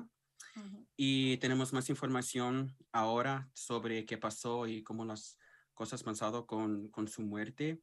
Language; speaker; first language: Spanish; early bilingual, heritage; English